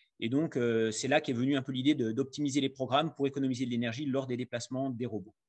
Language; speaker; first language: French; native; French